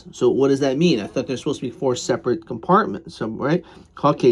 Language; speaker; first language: English; native; English